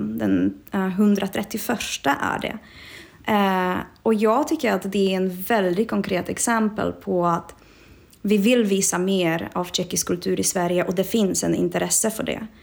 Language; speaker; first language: Swedish; non-native, fluent; Czech